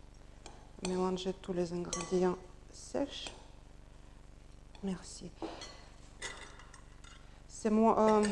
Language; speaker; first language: French; non-native, learner; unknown